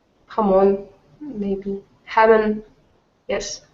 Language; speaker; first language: English; non-native, learner; Russian